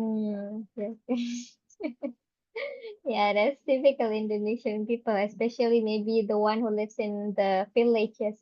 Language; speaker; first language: English; non-native, fluent; Indonesian